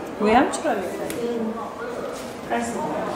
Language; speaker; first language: Korean; non-native, learner; Uzbek